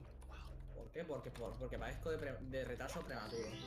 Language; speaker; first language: Spanish; native; Spanish